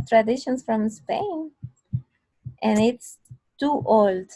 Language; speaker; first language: English; non-native, fluent; Spanish